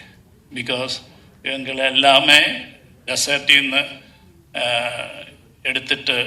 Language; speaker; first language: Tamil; non-native, learner; Malayalam